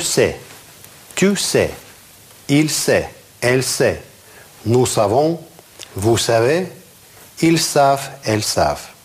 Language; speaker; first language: French; non-native, fluent; Russian